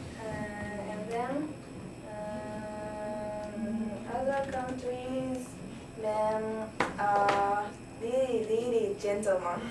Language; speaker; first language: English; non-native, learner; Japanese